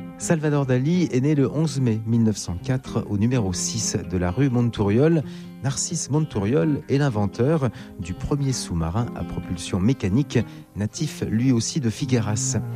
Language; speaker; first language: French; native; French